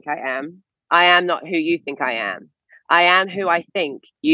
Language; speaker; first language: English; native; English